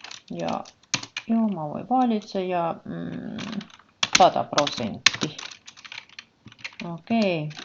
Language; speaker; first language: Finnish; non-native, learner; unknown